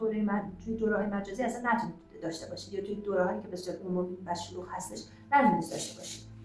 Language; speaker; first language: Persian; native; Persian